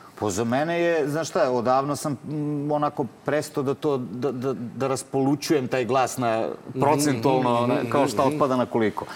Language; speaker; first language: Serbian; native; Serbian